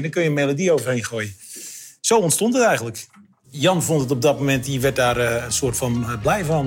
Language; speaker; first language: Dutch; native; Dutch